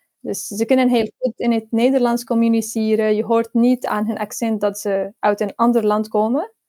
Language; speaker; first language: Dutch; non-native, fluent; Arabic